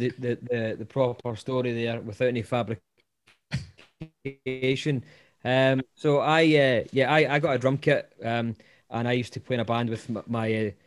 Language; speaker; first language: English; native; English